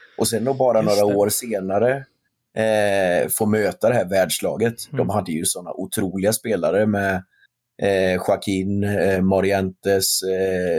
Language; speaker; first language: Swedish; native; Swedish